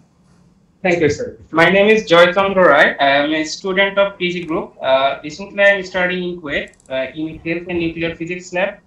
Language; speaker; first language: English; non-native, learner; Bangla